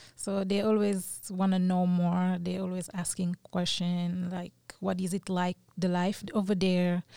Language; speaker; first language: English; non-native, fluent; French